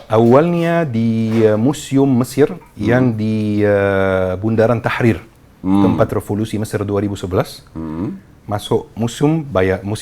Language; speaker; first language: Indonesian; non-native, fluent; Arabic